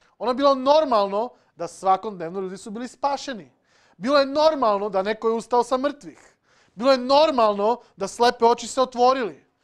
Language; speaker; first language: Serbian; non-native, local second language; Slovak